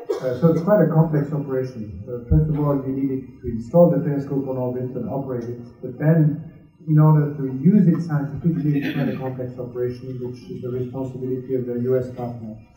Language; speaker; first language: English; non-native, fluent; French